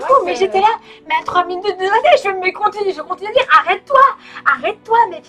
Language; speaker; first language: French; native; French